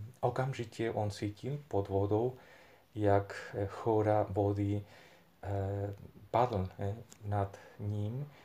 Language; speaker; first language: Czech; non-native, fluent; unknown